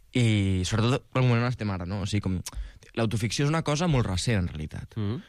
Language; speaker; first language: Catalan; native; Catalan